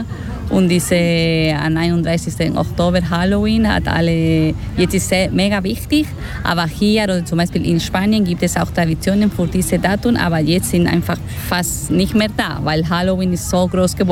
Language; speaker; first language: German; non-native, fluent; Spanish